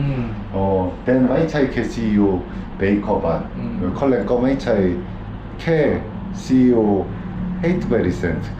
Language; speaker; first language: Thai; non-native, learner; Korean